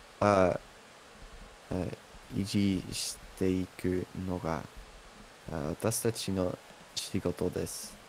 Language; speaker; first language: Japanese; non-native, learner; English